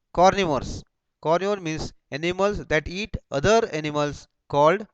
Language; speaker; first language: English; non-native, local second language; Kannada